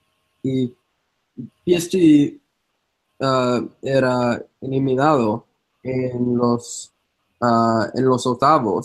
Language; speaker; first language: Spanish; non-native, fluent; English